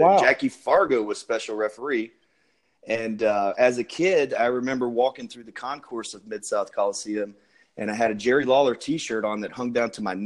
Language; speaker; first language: English; native; English